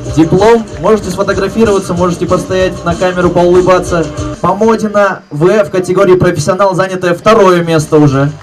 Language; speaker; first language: Russian; native; Russian